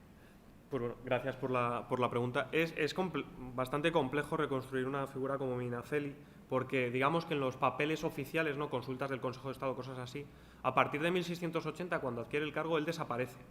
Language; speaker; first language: Spanish; native; Spanish